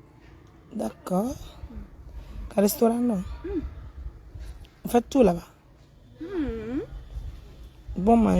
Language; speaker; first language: French; non-native, local second language; Fula